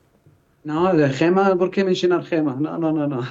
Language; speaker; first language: Spanish; non-native, learner; Arabic